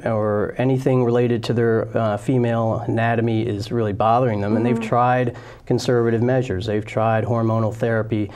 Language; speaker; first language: English; native; English